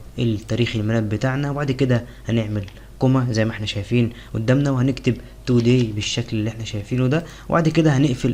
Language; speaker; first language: Arabic; native; Arabic